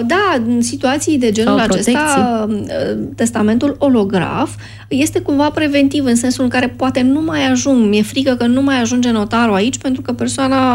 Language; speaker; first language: Romanian; native; Romanian